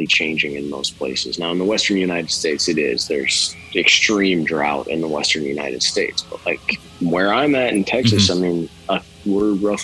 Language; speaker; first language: English; native; English